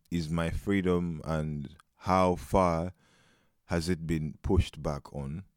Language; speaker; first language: English; non-native, local second language; Ganda